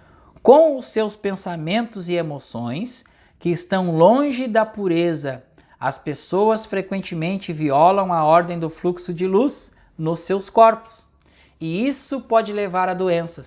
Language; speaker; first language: Portuguese; native; Portuguese